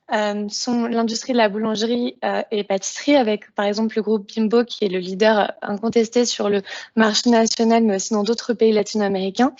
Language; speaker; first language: French; native; French